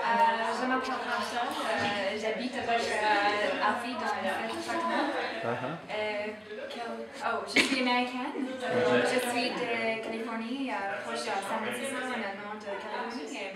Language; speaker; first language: French; non-native, learner; English